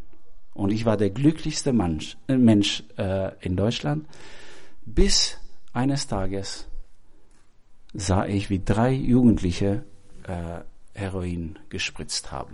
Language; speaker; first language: German; non-native, fluent; Albanian